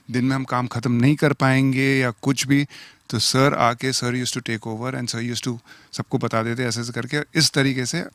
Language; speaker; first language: Hindi; native; Hindi